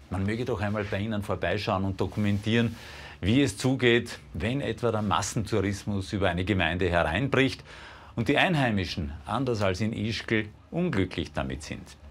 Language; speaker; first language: German; native; German